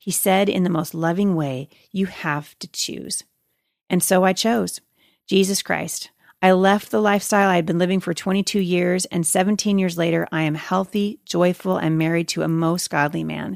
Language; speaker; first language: English; native; English